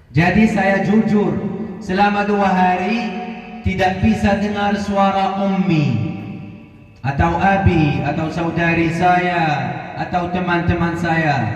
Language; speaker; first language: Indonesian; non-native, fluent; Arabic